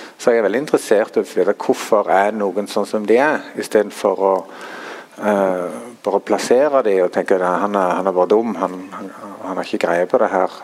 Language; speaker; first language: Norwegian; early bilingual, other home language; German